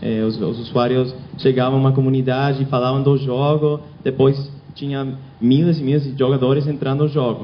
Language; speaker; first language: Portuguese; non-native, fluent; Spanish